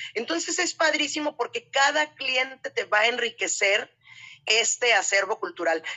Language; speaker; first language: Spanish; native; Spanish